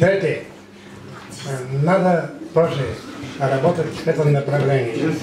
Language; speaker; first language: Russian; non-native, learner; Bulgarian